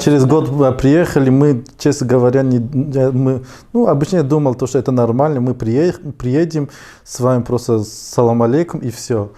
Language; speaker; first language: Russian; non-native, fluent; Tajik